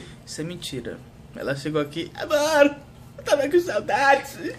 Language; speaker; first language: Portuguese; native; Portuguese